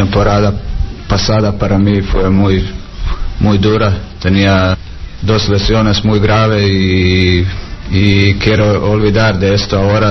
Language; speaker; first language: Spanish; non-native, learner; Croatian